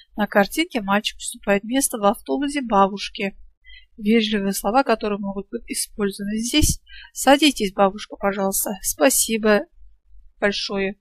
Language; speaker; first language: Russian; non-native, local second language; Kazakh